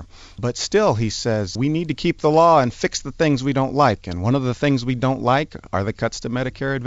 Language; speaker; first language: English; native; English